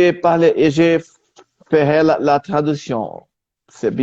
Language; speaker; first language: French; non-native, learner; Portuguese